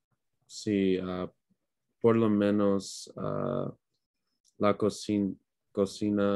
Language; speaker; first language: Spanish; non-native, learner; English